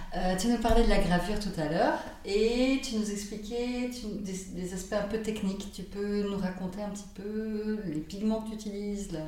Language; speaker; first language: French; native; French